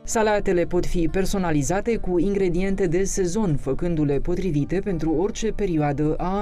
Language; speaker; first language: Romanian; native; Romanian